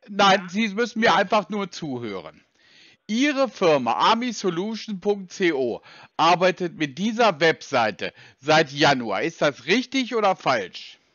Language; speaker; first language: German; native; German